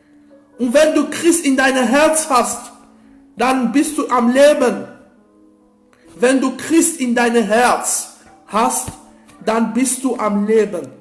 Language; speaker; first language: German; non-native, fluent; French